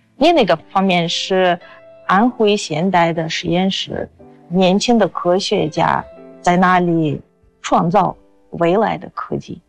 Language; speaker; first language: Chinese; non-native, fluent; Russian